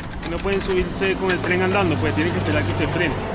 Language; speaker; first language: Spanish; native; Spanish